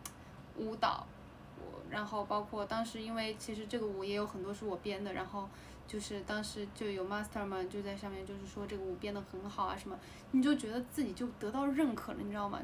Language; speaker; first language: Chinese; native; Chinese